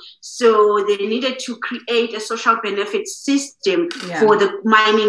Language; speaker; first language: English; non-native, local second language; Xhosa